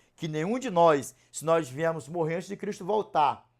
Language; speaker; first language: Portuguese; native; Portuguese